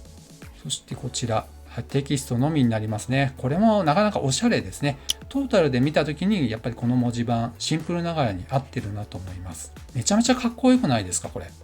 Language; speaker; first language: Japanese; native; Japanese